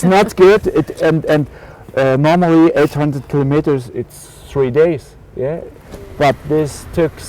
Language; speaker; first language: English; non-native, learner; German